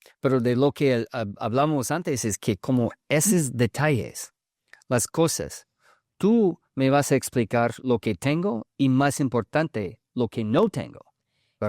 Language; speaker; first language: Spanish; early bilingual, heritage; English